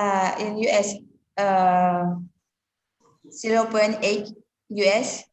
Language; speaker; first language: English; non-native, learner; Indonesian